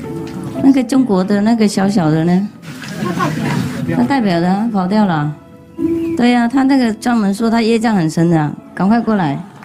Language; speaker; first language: Chinese; non-native, fluent; Vietnamese